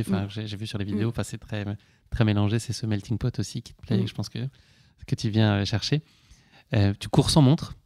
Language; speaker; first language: French; native; French